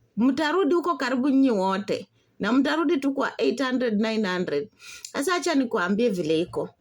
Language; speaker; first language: Swahili; non-native, local second language; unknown